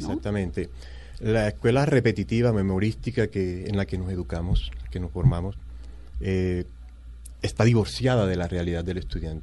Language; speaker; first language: Spanish; native; Spanish